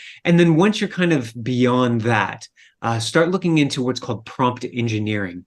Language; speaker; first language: English; native; English